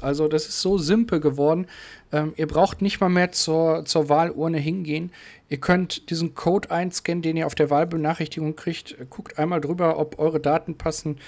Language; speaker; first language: German; native; German